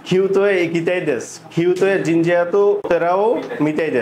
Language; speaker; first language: Japanese; non-native, learner; Bangla